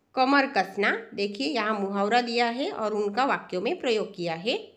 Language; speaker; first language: Hindi; non-native, local second language; Marathi